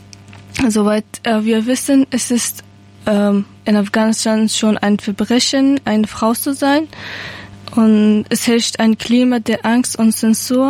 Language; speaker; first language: German; non-native, learner; Persian